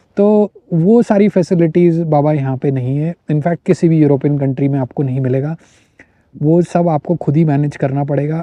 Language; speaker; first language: Hindi; native; Hindi